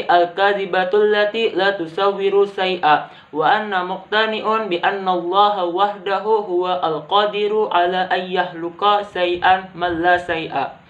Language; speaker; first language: Arabic; non-native, learner; Indonesian